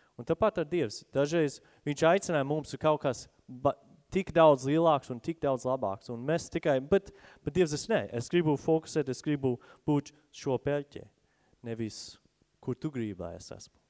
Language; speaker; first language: Latvian; non-native, fluent; English